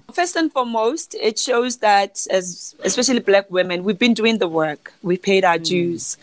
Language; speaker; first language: English; non-native, local second language; Southern Sotho